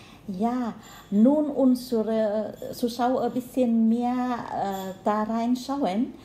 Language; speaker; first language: German; non-native, learner; Vietnamese